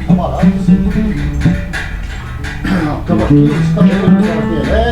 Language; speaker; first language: Portuguese; native; Portuguese